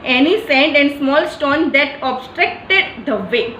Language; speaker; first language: English; non-native, local second language; Gujarati